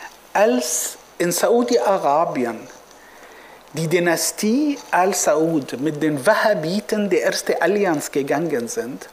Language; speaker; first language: German; non-native, fluent; Arabic